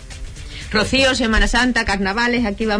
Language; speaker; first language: Spanish; native; Spanish